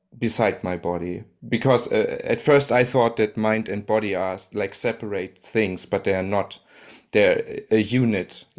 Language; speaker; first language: English; non-native, fluent; German